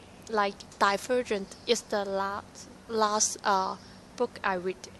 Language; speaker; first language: English; non-native, learner; Cantonese